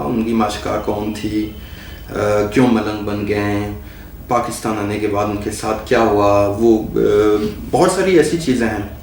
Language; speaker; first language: Urdu; non-native, fluent; French